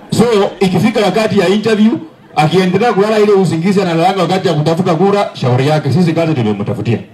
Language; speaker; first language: Swahili; non-native, local second language; Luyia